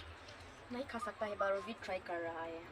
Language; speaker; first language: Hindi; non-native, local second language; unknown